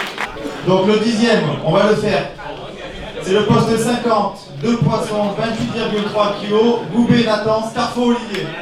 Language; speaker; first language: French; native; French